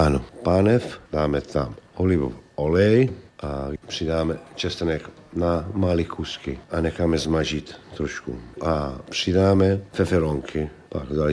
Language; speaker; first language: Czech; non-native, learner; Italian